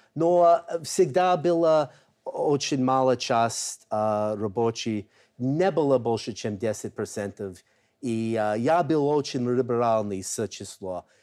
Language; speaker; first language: Russian; non-native, learner; English